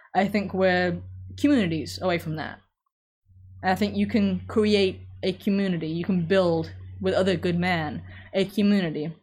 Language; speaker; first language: English; native; English